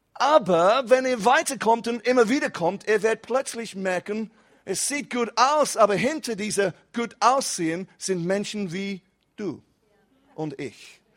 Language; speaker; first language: German; non-native, fluent; English